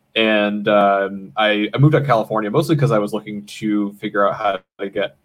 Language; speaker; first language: English; native; English